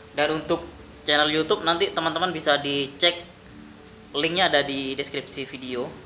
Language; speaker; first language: Indonesian; native; Indonesian